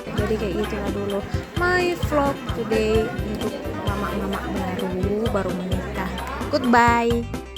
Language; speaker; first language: Indonesian; native; Indonesian